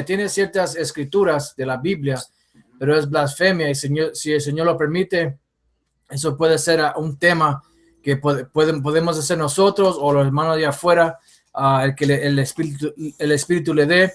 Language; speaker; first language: Spanish; early bilingual, heritage; English